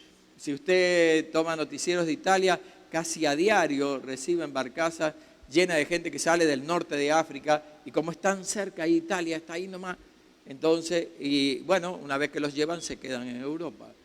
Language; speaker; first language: Spanish; native; Spanish